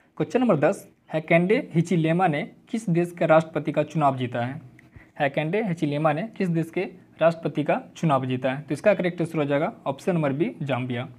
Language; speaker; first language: Hindi; native; Hindi